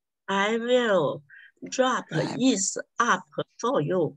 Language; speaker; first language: English; non-native, learner; Chinese